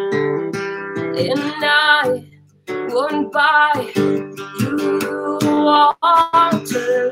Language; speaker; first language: English; native; English